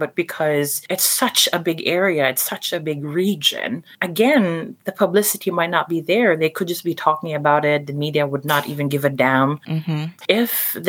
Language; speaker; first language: English; non-native, local second language; Cebuano